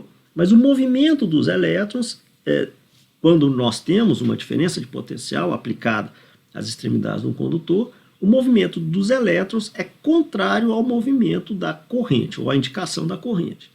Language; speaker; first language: Portuguese; native; Portuguese